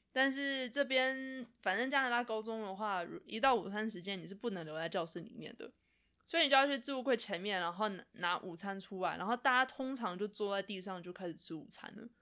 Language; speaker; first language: Chinese; native; Chinese